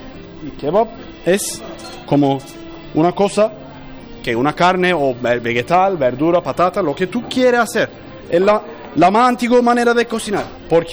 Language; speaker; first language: Spanish; non-native, learner; Turkish